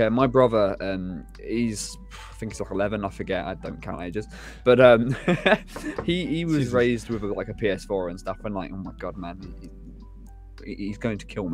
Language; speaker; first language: English; native; English